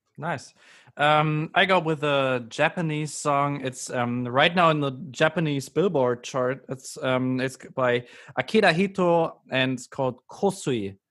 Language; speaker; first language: English; non-native, fluent; German